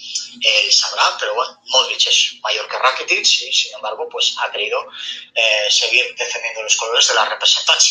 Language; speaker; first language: Spanish; native; Spanish